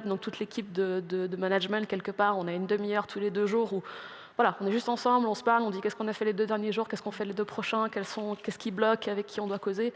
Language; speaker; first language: French; native; French